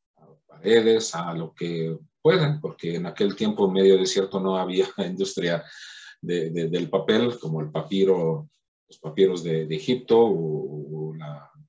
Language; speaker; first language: Spanish; non-native, fluent; Arabic